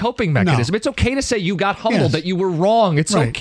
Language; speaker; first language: English; native; English